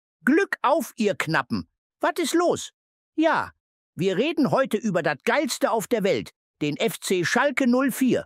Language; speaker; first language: German; native; German